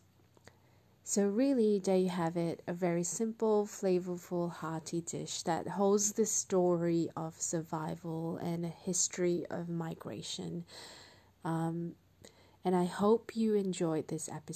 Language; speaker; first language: English; non-native, local second language; Cantonese